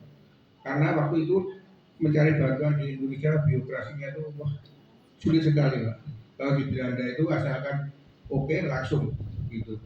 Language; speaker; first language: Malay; non-native, local second language; Javanese